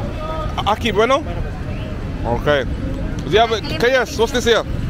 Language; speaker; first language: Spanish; non-native, learner; English